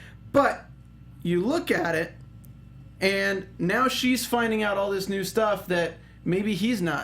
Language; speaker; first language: English; native; English